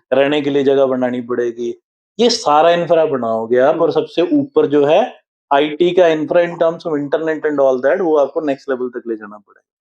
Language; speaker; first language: Hindi; native; Hindi